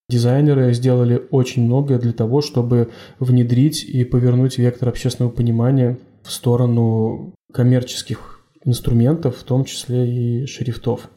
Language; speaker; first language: Russian; native; Russian